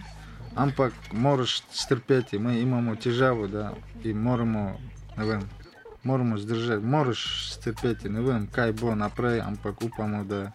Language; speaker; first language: Slovenian; non-native, learner; Russian